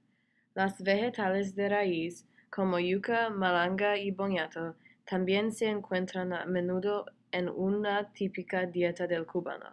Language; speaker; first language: Spanish; non-native, learner; English